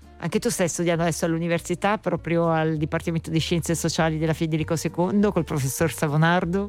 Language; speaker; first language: Italian; native; Italian